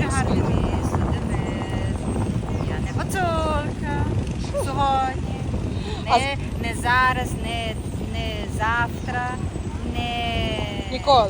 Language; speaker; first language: Ukrainian; non-native, learner; Portuguese